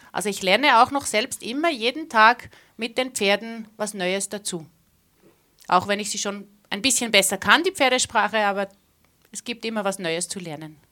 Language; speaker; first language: German; native; German